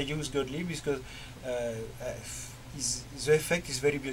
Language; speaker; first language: English; non-native, learner; French